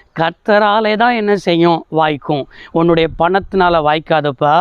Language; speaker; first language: Tamil; native; Tamil